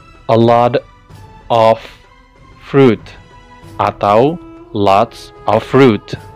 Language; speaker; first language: English; non-native, fluent; Indonesian